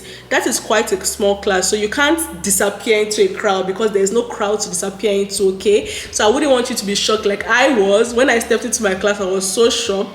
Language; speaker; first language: English; non-native, local second language; Yoruba